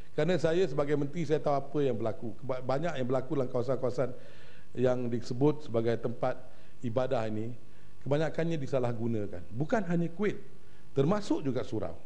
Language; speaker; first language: Malay; native; Malay